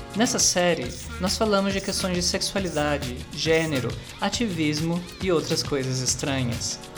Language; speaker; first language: Portuguese; native; Portuguese